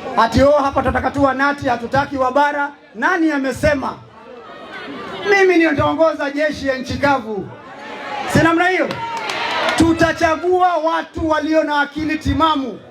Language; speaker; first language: Swahili; native; Swahili